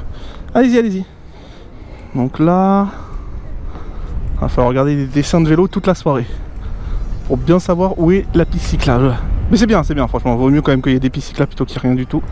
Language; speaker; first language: French; native; French